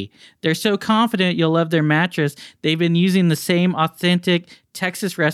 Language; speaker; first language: English; native; English